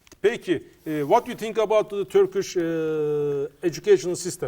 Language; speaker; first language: English; non-native, learner; Turkish